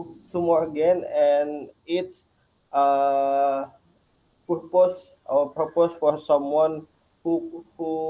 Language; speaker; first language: English; non-native, local second language; Indonesian